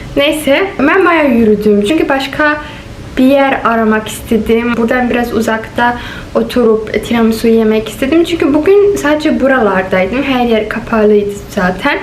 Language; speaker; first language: Turkish; early bilingual, heritage; Turkish